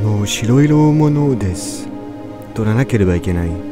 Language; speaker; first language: Japanese; non-native, learner; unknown